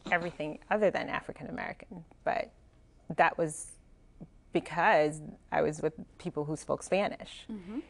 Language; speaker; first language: English; non-native, fluent; Spanish